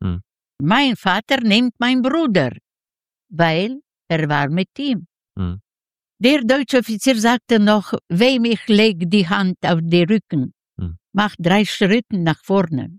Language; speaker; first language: German; non-native, learner; Yiddish